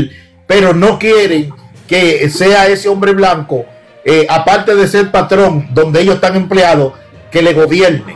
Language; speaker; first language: Spanish; native; Spanish